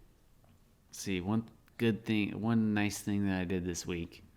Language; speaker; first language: English; native; English